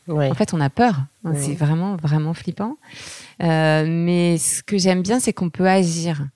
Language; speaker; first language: French; native; French